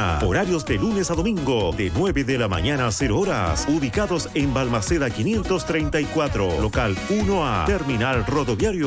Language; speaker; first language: Spanish; native; Spanish